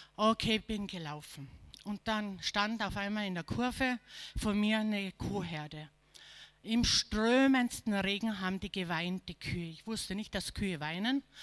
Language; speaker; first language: German; native; German